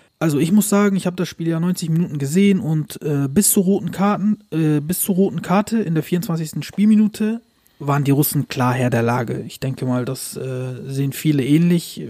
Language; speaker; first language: German; early bilingual, other home language; Turkish